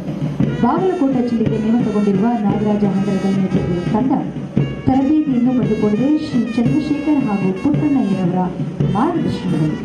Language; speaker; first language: Kannada; native; Kannada